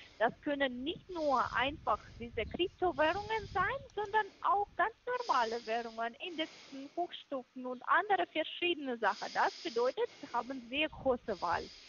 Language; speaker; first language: German; non-native, fluent; Russian